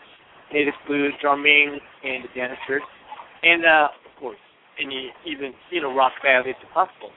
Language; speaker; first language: English; non-native, fluent; Japanese